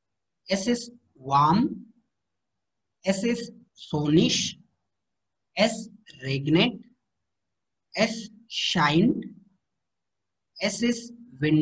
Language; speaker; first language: German; non-native, fluent; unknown